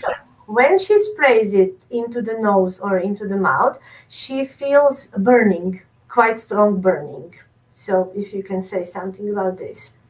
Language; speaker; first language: English; non-native, fluent; Croatian